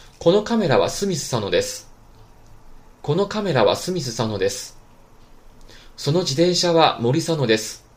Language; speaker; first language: Japanese; non-native, fluent; Chinese